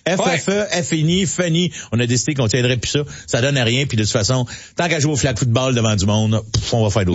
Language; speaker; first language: French; native; French